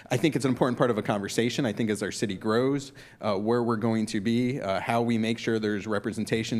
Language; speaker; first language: English; native; English